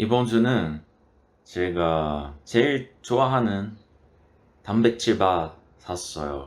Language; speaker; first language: Korean; non-native, learner; Portuguese